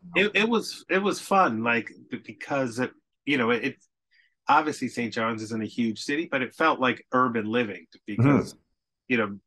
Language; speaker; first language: English; native; English